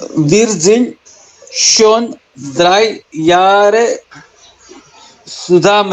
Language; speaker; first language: German; non-native, learner; Hindi